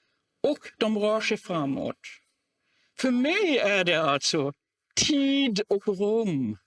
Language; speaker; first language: Swedish; non-native, fluent; German